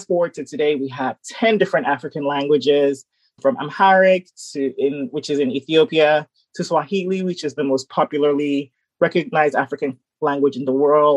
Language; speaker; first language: English; native; English